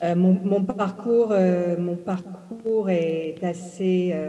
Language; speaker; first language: French; early bilingual, other home language; English